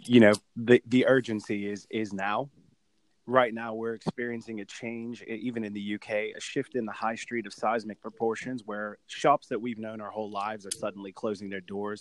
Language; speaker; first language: English; native; English